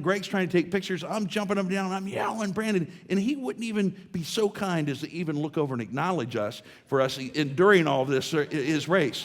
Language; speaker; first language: English; native; English